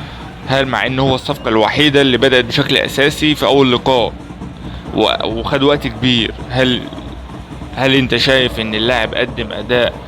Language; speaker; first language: Arabic; native; Arabic